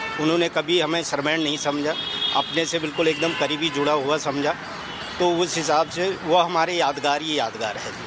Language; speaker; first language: Hindi; non-native, local second language; Punjabi